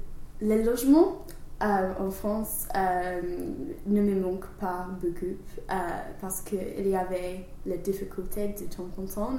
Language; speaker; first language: French; non-native, learner; English